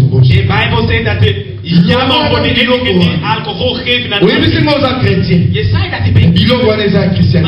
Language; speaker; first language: Dutch; non-native, fluent; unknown